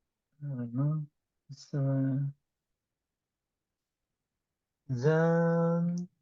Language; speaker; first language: English; non-native, learner; Spanish